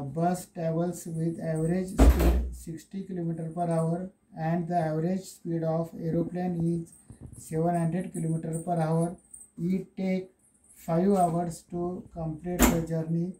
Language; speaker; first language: English; non-native, local second language; Marathi